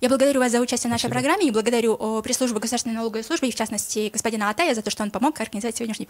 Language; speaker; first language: Russian; non-native, local second language; Kyrgyz